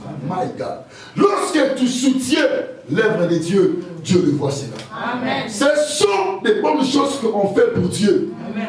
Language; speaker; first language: French; non-native, local second language; Lingala